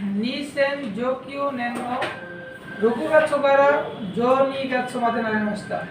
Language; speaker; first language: Japanese; non-native, learner; Bangla